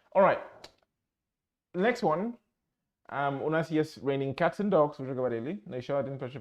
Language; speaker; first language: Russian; non-native, fluent; English